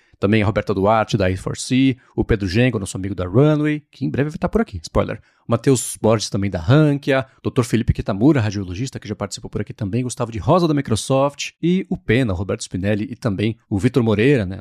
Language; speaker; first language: Portuguese; native; Portuguese